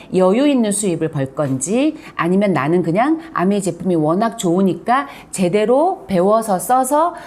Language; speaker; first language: Korean; native; Korean